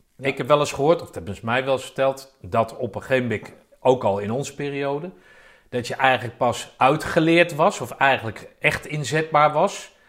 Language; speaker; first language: Dutch; native; Dutch